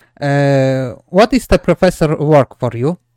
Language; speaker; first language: English; non-native, learner; Polish